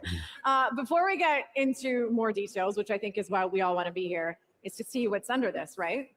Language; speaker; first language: English; native; English